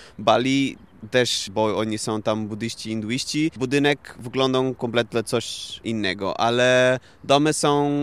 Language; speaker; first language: Polish; non-native, learner; Portuguese